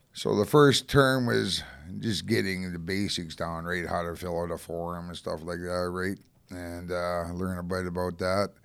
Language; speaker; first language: English; native; English